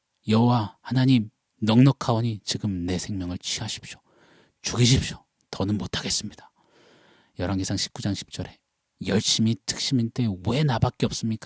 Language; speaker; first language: Korean; native; Korean